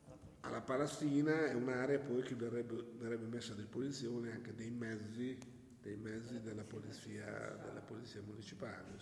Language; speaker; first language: Italian; native; Italian